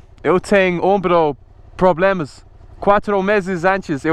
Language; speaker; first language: Portuguese; non-native, learner; English